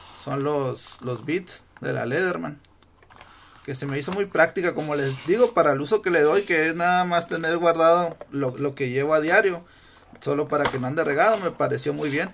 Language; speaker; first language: Spanish; native; Spanish